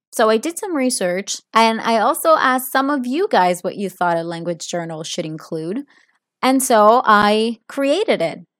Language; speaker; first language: English; non-native, fluent; Italian